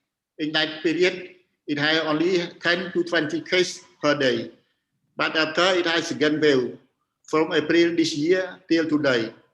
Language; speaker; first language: English; non-native, learner; Khmer